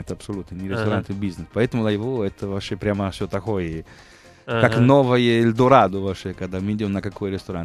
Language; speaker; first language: Russian; non-native, fluent; Italian